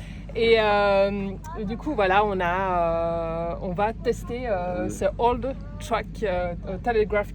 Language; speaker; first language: French; native; French